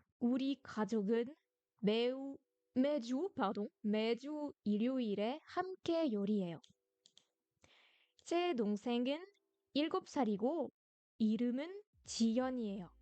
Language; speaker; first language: Korean; non-native, fluent; French